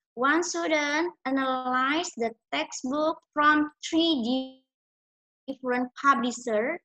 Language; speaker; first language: English; non-native, fluent; Indonesian